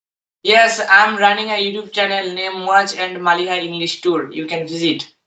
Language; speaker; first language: English; non-native, learner; Bangla